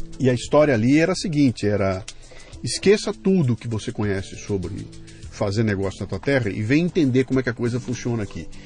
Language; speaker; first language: Portuguese; native; Portuguese